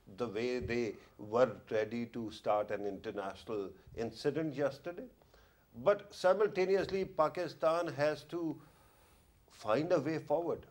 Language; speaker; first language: English; non-native, local second language; Urdu